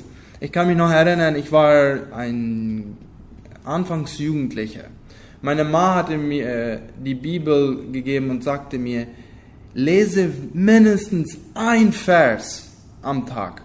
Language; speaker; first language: German; non-native, local second language; Low German